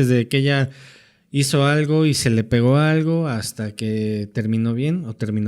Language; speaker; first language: Spanish; native; Spanish